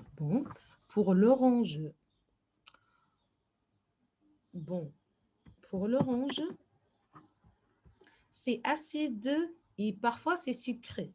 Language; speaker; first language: French; non-native, fluent; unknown